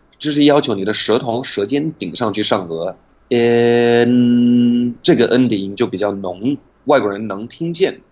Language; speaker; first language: Chinese; non-native, fluent; English